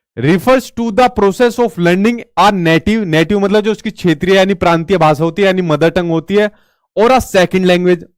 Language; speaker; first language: Hindi; native; Hindi